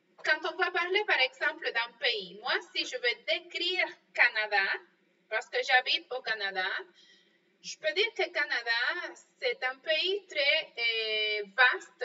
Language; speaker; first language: French; non-native, fluent; Spanish